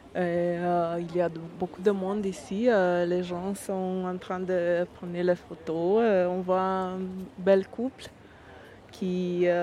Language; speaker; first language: French; non-native, learner; Polish